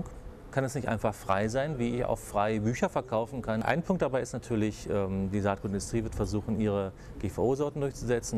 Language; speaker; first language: German; native; German